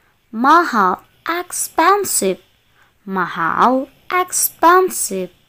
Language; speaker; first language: English; non-native, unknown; Indonesian